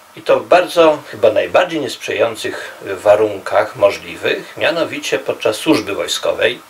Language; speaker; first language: Polish; native; Polish